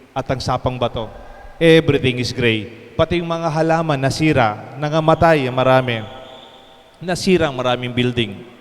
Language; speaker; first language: Filipino; non-native, local second language; Pampanga